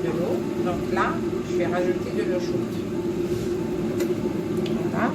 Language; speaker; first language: French; non-native, local second language; Arabic